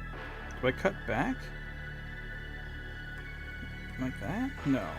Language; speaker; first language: English; native; English